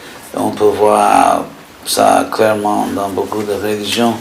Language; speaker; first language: French; non-native, fluent; English